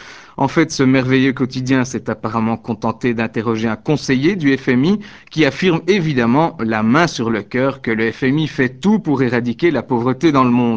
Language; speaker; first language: French; native; French